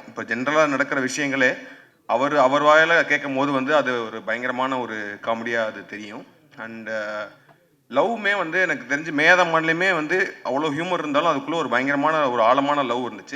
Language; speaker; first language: Tamil; native; Tamil